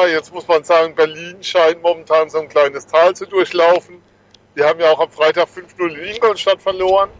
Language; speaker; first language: German; native; German